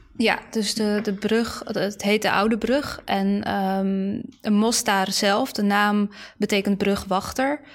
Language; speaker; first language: Dutch; early bilingual, other home language; Bosnian